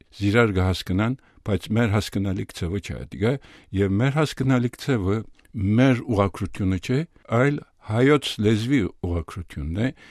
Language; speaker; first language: Armenian; early bilingual, heritage; Armenian